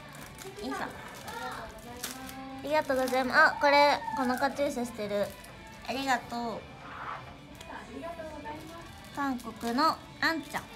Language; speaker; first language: Japanese; native; Japanese